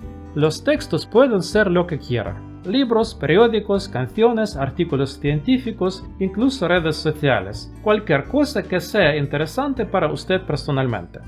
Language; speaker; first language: Spanish; non-native, fluent; Russian